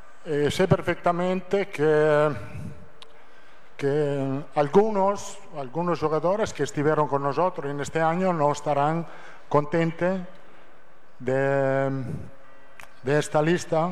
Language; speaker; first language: Portuguese; non-native, fluent; Italian